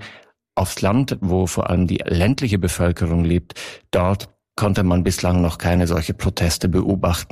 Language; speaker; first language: German; native; German